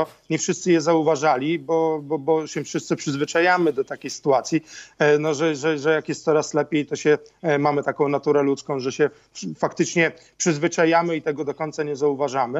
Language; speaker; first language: Polish; native; Polish